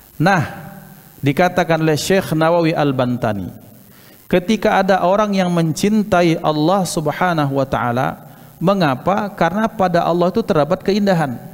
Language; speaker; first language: Malay; non-native, local second language; Javanese